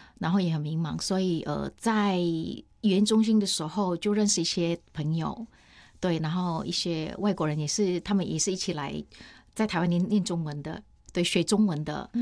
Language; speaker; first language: Chinese; non-native, fluent; Indonesian